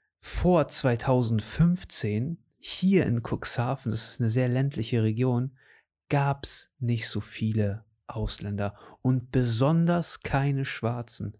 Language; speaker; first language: German; native; German